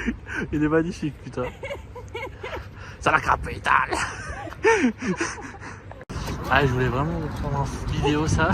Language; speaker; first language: French; native; French